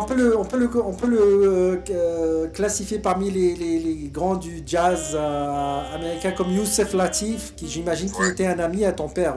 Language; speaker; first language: French; native; French